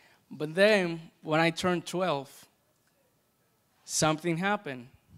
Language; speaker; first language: English; non-native, fluent; Spanish